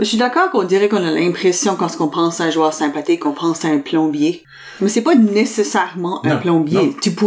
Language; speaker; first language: French; native; French